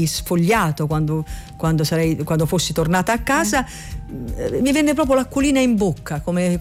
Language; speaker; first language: Italian; native; Italian